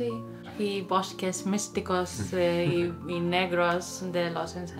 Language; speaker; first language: Spanish; non-native, fluent; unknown